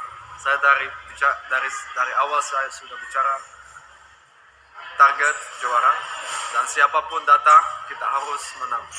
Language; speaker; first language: Indonesian; non-native, fluent; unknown